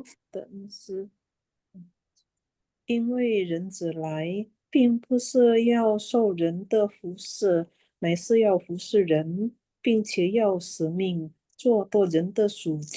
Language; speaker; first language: Chinese; non-native, learner; Indonesian